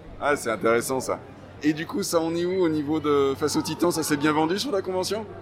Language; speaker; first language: French; native; French